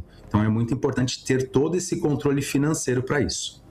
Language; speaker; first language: Portuguese; native; Portuguese